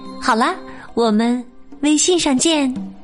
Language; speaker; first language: Chinese; native; Chinese